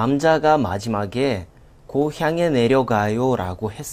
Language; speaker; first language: Korean; non-native, fluent; Russian